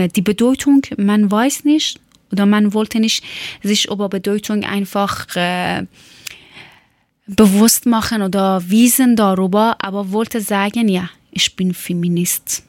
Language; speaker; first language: German; non-native, learner; Persian